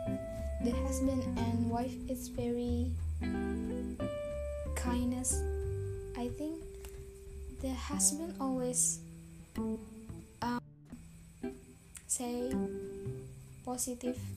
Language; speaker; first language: English; non-native, learner; Indonesian